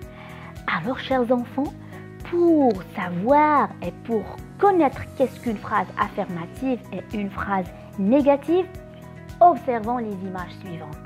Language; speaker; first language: French; non-native, local second language; Arabic